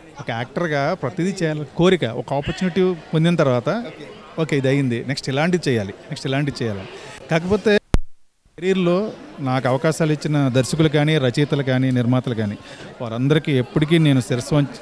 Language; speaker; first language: Telugu; native; Telugu